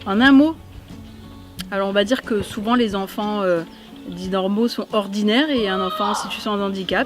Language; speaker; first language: French; native; French